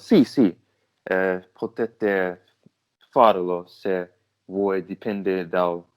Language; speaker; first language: Italian; non-native, learner; English